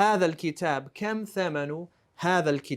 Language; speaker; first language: Arabic; non-native, fluent; English